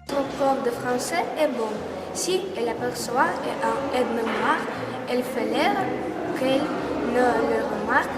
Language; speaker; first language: French; non-native, learner; Russian